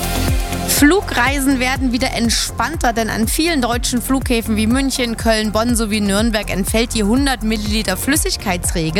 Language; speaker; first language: German; native; German